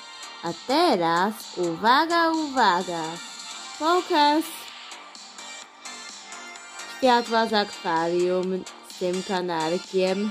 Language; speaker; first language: Polish; early bilingual, heritage; Polish